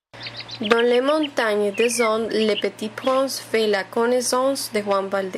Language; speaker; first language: French; non-native, learner; Spanish